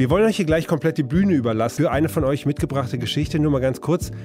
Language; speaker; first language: German; native; German